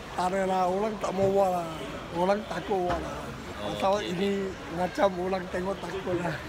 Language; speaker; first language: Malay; non-native, local second language; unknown